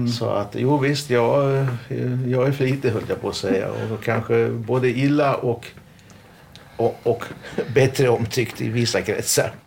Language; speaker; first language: Swedish; early bilingual, other home language; Hungarian